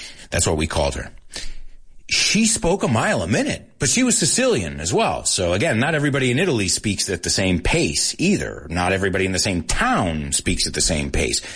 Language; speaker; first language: English; early bilingual, other home language; Spanish